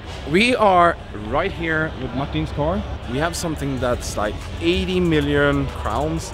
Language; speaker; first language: English; non-native, fluent; Swedish